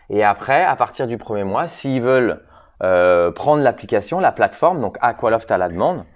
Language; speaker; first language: French; native; French